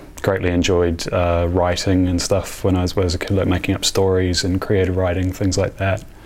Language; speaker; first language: English; native; English